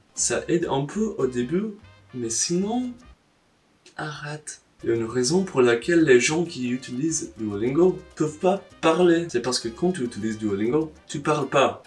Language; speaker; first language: French; non-native, learner; English